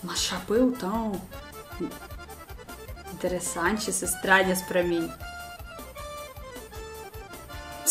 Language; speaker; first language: Portuguese; non-native, learner; Russian